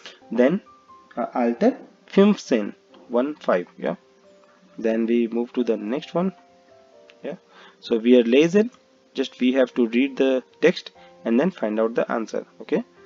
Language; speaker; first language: English; non-native, local second language; Hindi